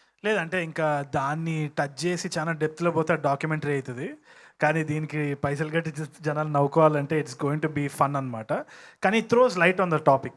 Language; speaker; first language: Telugu; native; Telugu